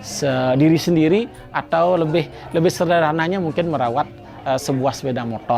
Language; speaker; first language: Indonesian; native; Indonesian